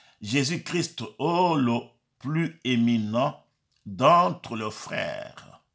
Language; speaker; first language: French; non-native, local second language; Lingala